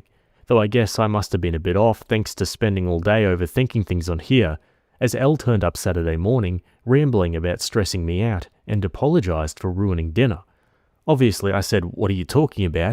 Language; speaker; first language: English; native; English